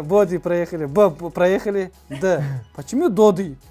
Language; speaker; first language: Russian; non-native, learner; Kazakh